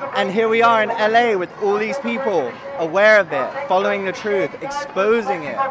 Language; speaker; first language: English; native; English